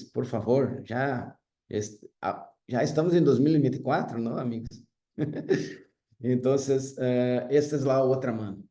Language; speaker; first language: Spanish; non-native, fluent; Portuguese